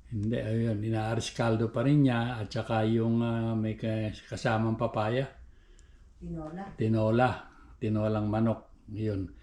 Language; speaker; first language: Filipino; native; Filipino